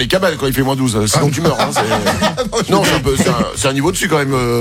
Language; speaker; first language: French; native; French